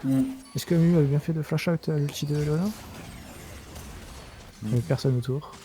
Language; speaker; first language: French; native; French